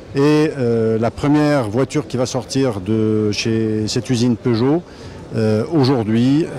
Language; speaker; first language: French; non-native, local second language; Arabic